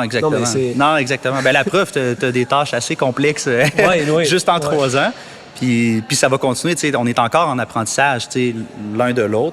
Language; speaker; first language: French; native; French